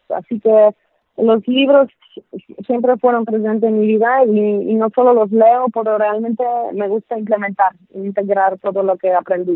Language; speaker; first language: Spanish; non-native, fluent; Polish